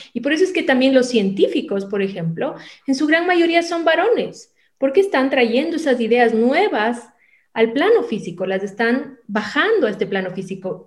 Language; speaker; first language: Spanish; native; Spanish